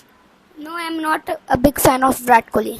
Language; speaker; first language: English; non-native, learner; Hindi